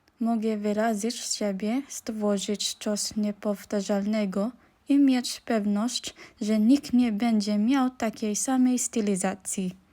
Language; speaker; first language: Polish; non-native, learner; Filipino